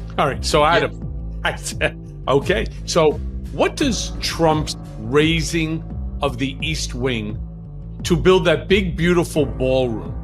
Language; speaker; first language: English; native; English